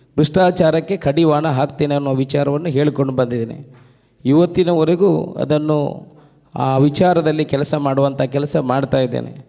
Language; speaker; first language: Kannada; non-native, local second language; Tulu